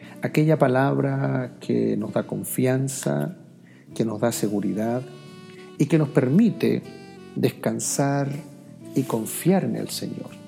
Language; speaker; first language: Spanish; native; Spanish